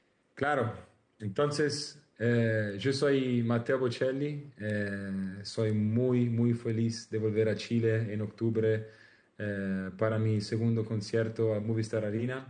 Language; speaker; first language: Spanish; non-native, learner; Italian